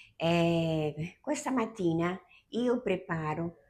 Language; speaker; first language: Italian; non-native, fluent; Portuguese